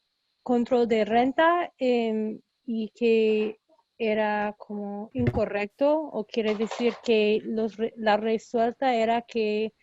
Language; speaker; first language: Spanish; early bilingual, heritage; Spanish